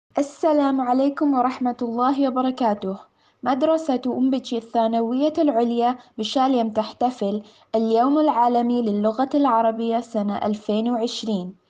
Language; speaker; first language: Arabic; non-native, learner; Malayalam